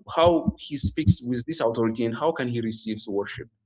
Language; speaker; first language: English; non-native, local second language; Amharic